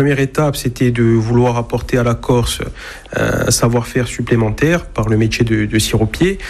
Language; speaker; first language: French; native; French